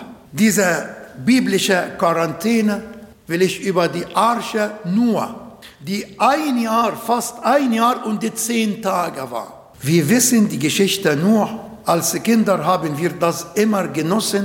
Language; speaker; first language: German; non-native, learner; Arabic